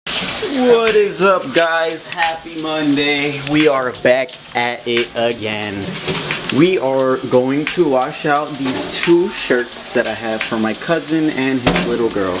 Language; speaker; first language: English; early bilingual, other home language; Spanish